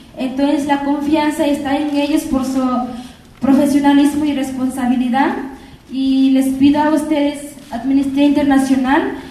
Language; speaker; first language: Spanish; non-native, local second language; Nahuatl languages